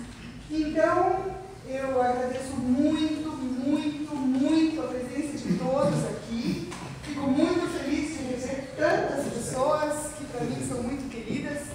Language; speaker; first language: Portuguese; native; Portuguese